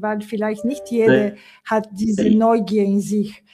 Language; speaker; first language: German; non-native, fluent; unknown